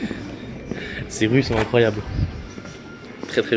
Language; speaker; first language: French; native; French